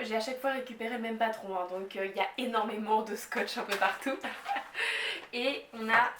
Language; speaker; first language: French; native; French